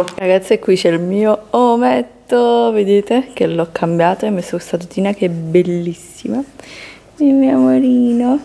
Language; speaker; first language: Italian; native; Italian